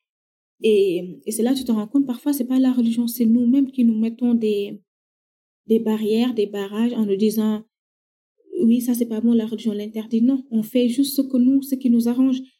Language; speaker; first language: French; non-native, local second language; Wolof